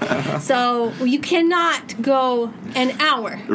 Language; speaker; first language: English; native; English